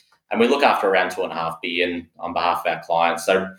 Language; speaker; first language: English; native; English